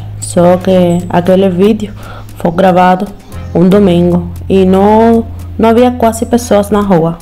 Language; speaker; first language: Portuguese; non-native, learner; Spanish